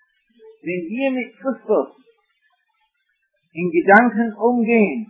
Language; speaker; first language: German; non-native, fluent; English